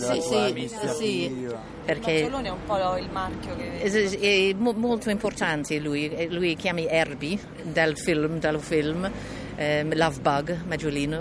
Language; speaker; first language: Italian; non-native, learner; English